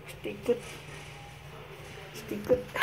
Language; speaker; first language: English; non-native, learner; Indonesian